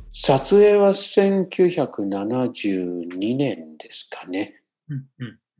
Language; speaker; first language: Japanese; non-native, fluent; English